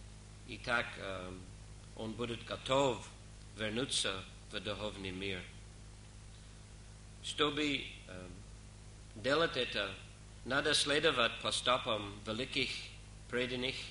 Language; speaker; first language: Russian; non-native, fluent; English